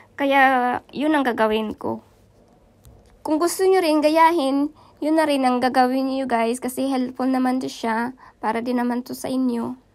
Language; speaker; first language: Filipino; non-native, local second language; Cebuano